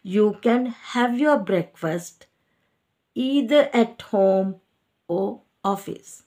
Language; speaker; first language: English; non-native, local second language; Sinhala